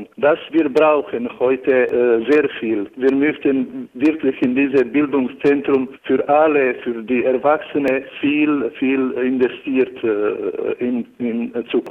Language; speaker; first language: German; non-native, learner; Albanian